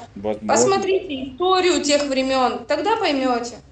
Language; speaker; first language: Russian; native; Russian